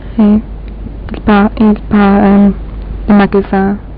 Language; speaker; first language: French; non-native, learner; Polish